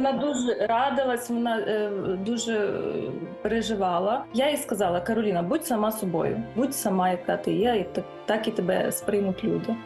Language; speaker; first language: Ukrainian; native; Ukrainian